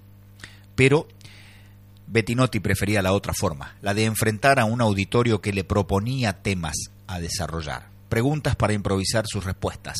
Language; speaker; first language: Spanish; native; Spanish